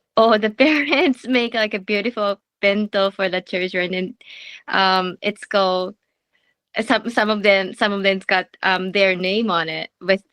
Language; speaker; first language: English; non-native, learner; Japanese